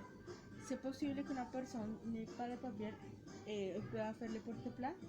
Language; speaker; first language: French; non-native, learner; Spanish